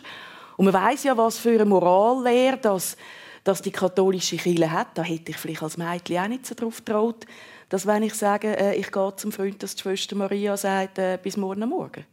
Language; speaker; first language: German; native; German